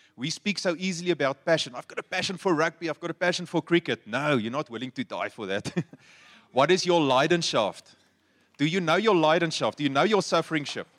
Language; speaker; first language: English; non-native, local second language; Afrikaans